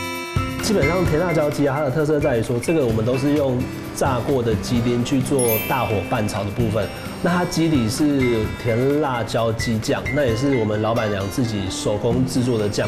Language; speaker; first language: Chinese; native; Chinese